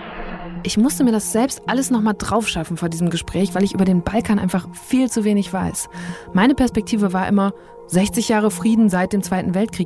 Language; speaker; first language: German; native; German